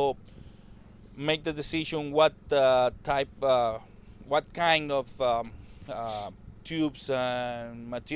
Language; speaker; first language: English; non-native, learner; Spanish